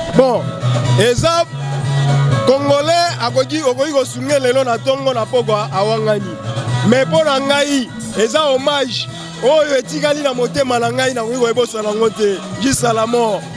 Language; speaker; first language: Lingala; native; Lingala